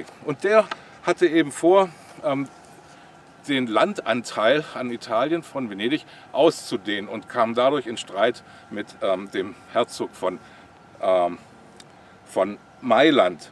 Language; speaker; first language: German; native; German